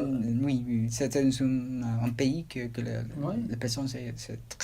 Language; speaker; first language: French; non-native, learner; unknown